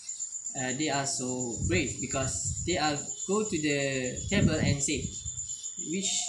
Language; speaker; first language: English; non-native, learner; Malay